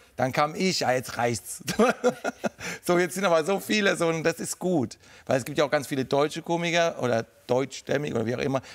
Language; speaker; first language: German; native; German